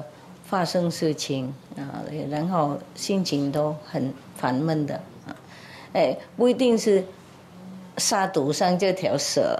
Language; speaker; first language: Chinese; non-native, fluent; Vietnamese